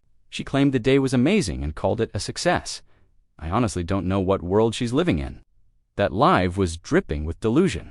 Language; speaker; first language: English; native; English